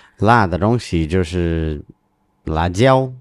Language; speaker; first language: Chinese; non-native, learner; English